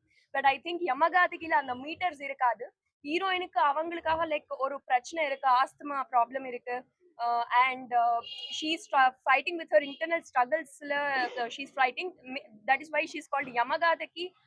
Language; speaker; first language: Tamil; non-native, fluent; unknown